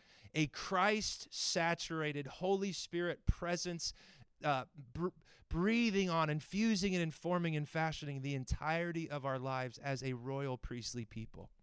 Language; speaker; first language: English; native; English